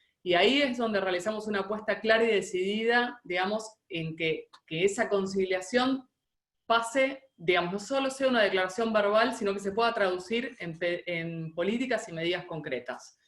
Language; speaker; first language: Spanish; native; Spanish